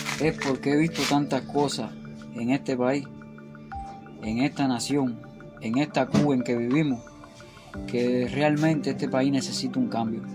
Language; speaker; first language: Spanish; native; Spanish